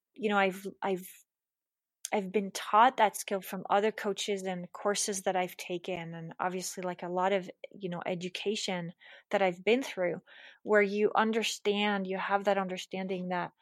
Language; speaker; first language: English; non-native, fluent; German